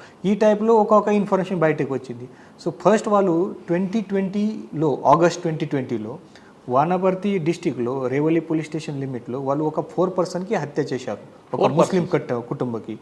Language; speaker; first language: Telugu; non-native, learner; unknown